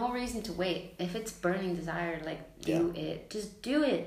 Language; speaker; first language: English; native; English